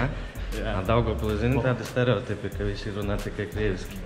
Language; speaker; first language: Latvian; non-native, local second language; Russian